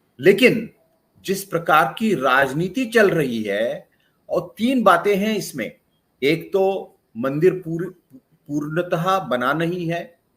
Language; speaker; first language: Hindi; non-native, local second language; Kannada